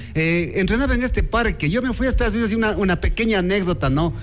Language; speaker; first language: Spanish; native; Spanish